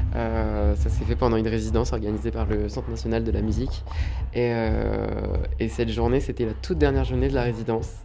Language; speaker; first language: French; native; French